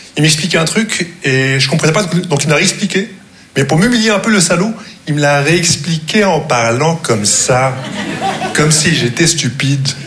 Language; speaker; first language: French; non-native, local second language; Arabic